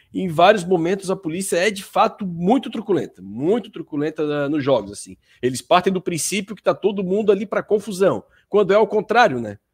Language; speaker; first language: Portuguese; native; Portuguese